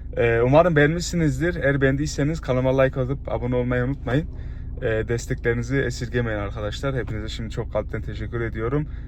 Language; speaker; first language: Turkish; early bilingual, heritage; Turkish